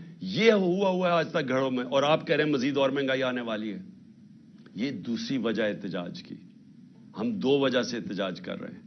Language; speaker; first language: Urdu; native; Urdu